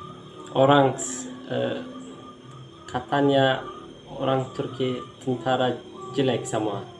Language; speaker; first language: Indonesian; non-native, learner; Turkish